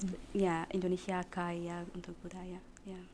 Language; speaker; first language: Indonesian; non-native, learner; Arabic